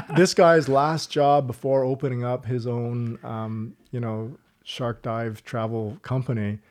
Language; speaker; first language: English; native; English